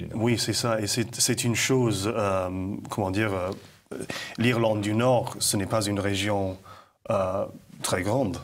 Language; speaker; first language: French; non-native, fluent; English